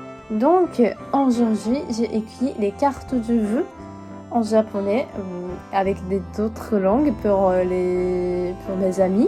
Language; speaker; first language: French; non-native, fluent; Japanese